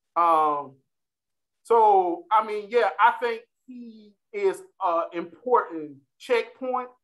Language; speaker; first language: English; native; English